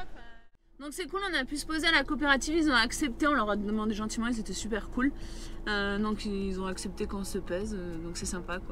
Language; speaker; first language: French; native; French